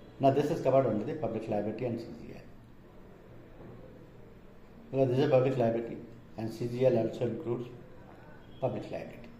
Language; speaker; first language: English; non-native, local second language; Hindi